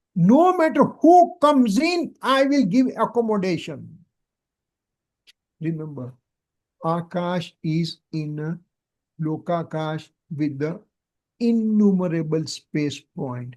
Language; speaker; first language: English; non-native, local second language; Gujarati